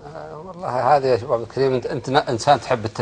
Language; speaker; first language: Arabic; native; Arabic